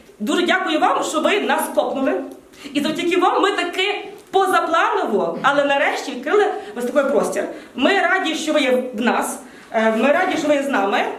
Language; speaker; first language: Ukrainian; native; Ukrainian